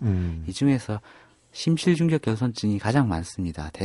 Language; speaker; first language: Korean; native; Korean